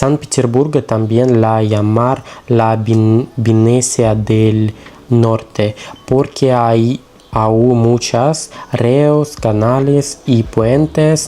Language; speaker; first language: Spanish; non-native, learner; Russian